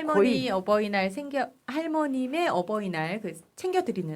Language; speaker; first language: Korean; native; Korean